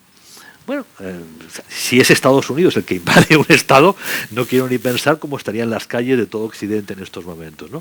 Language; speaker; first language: Spanish; native; Spanish